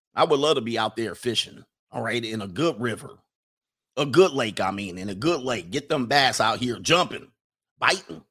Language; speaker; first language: English; native; English